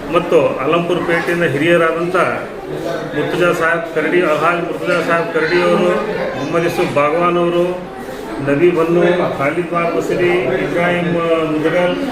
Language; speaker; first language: Kannada; non-native, local second language; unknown